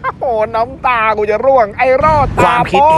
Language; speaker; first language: Thai; native; Thai